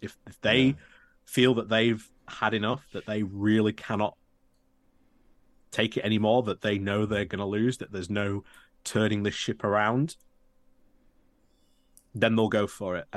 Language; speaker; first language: English; native; English